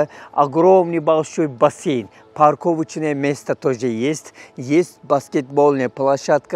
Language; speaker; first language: Russian; non-native, fluent; Turkish